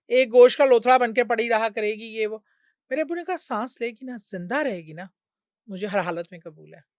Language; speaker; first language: Urdu; native; Urdu